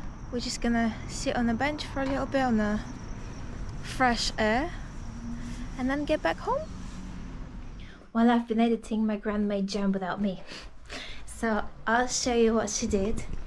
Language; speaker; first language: English; non-native, fluent; Russian